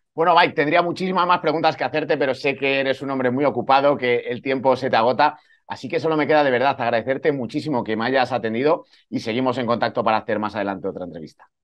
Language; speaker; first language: Spanish; native; Spanish